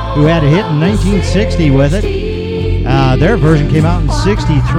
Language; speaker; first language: English; native; English